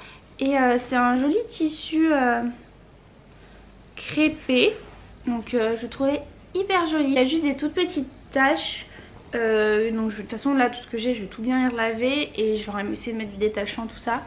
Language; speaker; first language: French; native; French